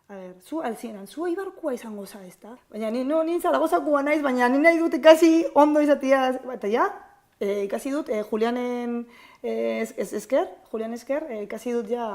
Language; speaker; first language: Basque; non-native, learner; Spanish